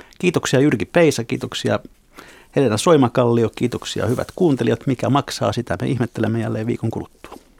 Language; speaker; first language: Finnish; native; Finnish